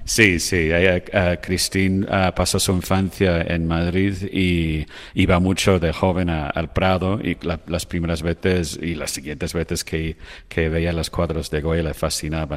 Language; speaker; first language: Spanish; non-native, fluent; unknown